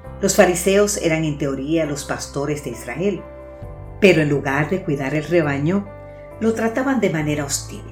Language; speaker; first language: Spanish; native; Spanish